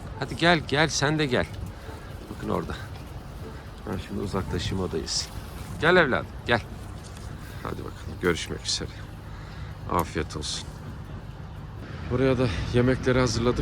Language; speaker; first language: Turkish; native; Turkish